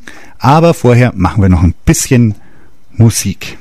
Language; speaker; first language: German; native; German